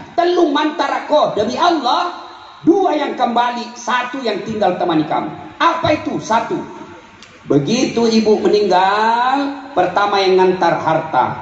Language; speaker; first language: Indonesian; non-native, local second language; Buginese